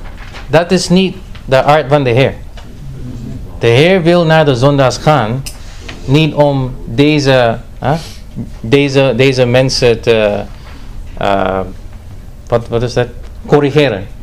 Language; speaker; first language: Dutch; non-native, fluent; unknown